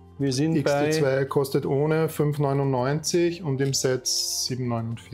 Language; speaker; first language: German; native; German